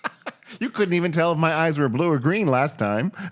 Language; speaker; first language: English; native; English